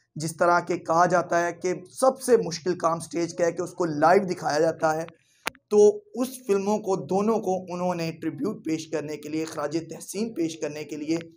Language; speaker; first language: Urdu; non-native, local second language; Punjabi